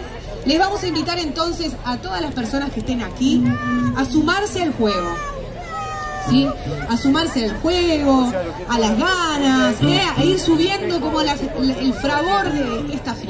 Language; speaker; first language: Spanish; native; Spanish